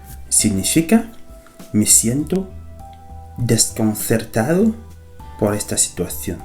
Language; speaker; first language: Spanish; non-native, fluent; French